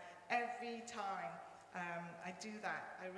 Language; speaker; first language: English; non-native, local second language; Cantonese